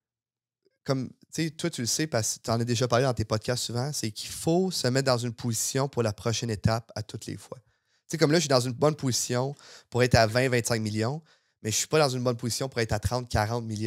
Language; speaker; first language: French; native; French